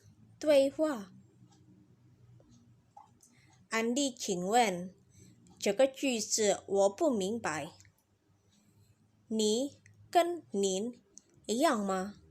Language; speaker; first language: Chinese; non-native, fluent; Indonesian